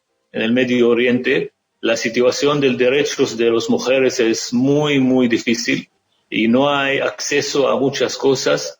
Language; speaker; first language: Spanish; non-native, fluent; Arabic